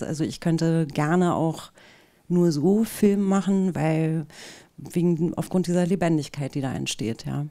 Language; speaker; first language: German; native; German